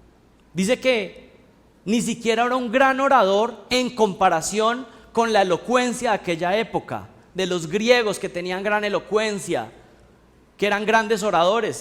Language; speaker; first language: Spanish; native; Spanish